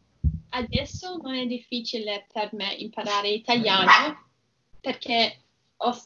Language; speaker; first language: Italian; non-native, learner; English